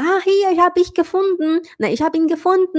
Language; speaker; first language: German; non-native, fluent; Portuguese